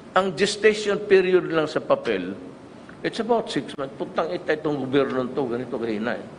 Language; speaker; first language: Filipino; non-native, local second language; Cebuano